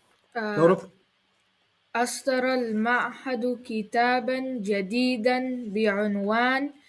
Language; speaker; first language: Arabic; non-native, learner; English